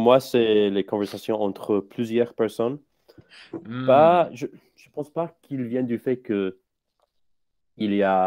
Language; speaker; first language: French; non-native, fluent; English